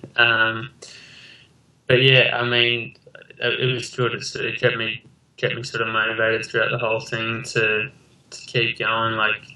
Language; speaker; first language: English; native; English